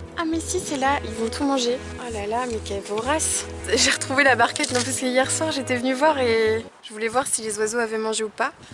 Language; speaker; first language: French; native; French